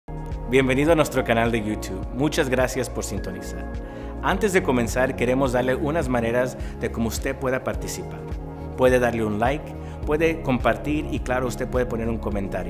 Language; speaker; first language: Spanish; native; Spanish